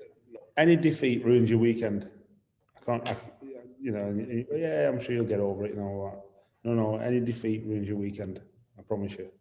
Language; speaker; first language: English; native; English